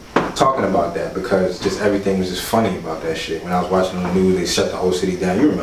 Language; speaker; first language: English; native; English